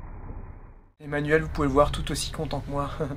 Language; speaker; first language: French; native; French